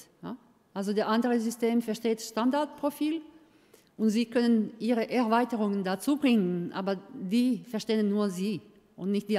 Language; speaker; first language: German; non-native, fluent; Croatian